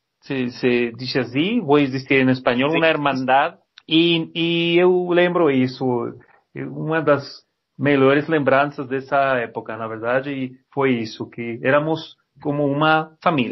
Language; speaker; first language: Portuguese; non-native, learner; Spanish